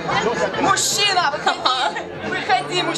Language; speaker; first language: Russian; native; Russian